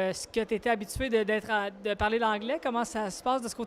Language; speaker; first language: French; native; French